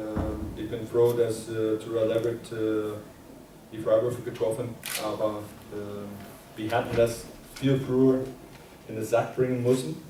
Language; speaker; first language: German; non-native, fluent; English